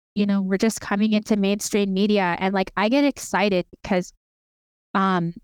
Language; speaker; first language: English; native; English